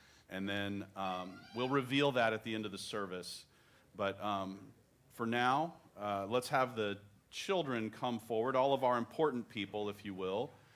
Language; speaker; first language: English; native; English